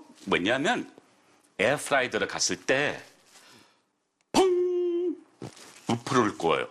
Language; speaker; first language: Korean; non-native, learner; English